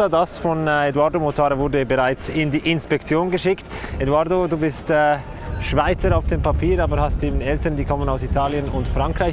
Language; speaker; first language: German; native; German